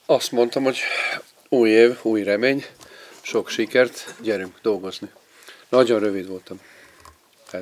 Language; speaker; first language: Hungarian; non-native, fluent; Serbian